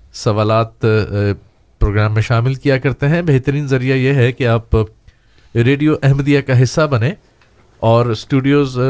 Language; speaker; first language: Urdu; native; Urdu